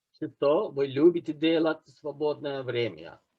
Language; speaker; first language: Russian; non-native, fluent; Turkish